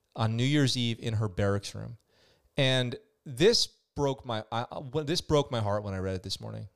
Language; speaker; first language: English; native; English